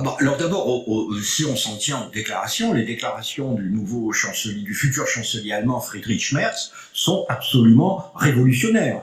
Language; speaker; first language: French; native; French